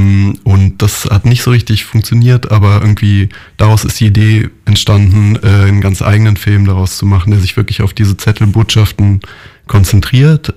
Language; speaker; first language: German; native; German